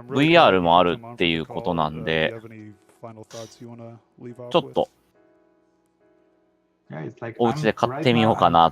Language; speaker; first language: Japanese; native; Japanese